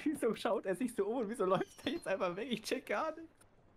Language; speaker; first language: German; native; German